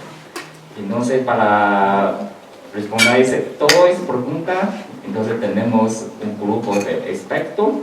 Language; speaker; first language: Spanish; non-native, learner; Chinese